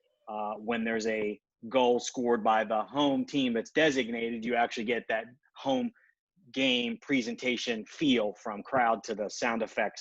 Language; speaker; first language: English; native; English